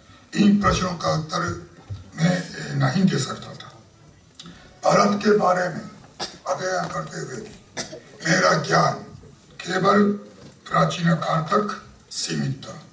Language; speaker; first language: Hindi; non-native, fluent; Japanese